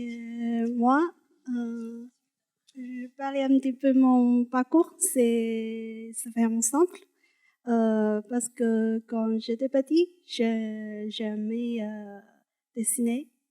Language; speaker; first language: French; non-native, learner; Chinese